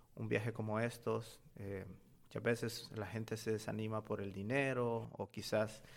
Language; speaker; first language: Spanish; native; Spanish